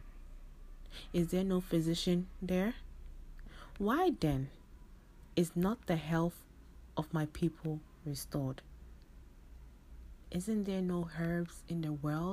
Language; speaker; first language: English; non-native, local second language; Akan